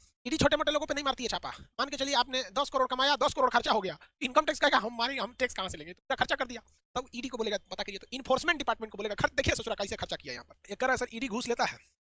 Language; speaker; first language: Hindi; native; Hindi